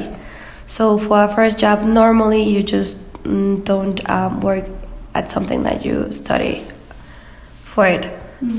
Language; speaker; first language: English; non-native, fluent; Spanish